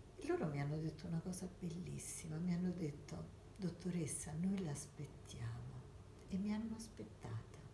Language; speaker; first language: Italian; early bilingual, other home language; Armenian